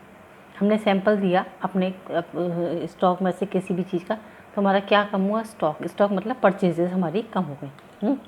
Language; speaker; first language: Hindi; native; Hindi